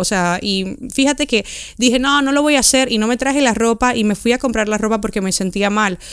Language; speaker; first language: Spanish; native; Spanish